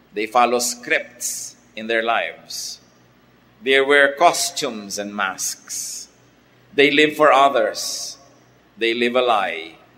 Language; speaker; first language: English; non-native, local second language; Filipino